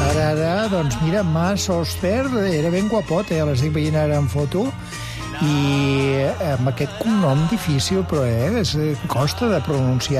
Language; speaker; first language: Catalan; native; Catalan